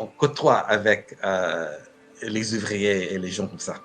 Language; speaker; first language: French; non-native, learner; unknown